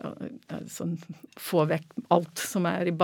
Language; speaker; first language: Norwegian; non-native, fluent; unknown